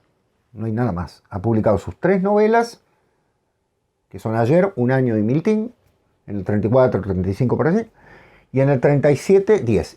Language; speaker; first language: Spanish; native; Spanish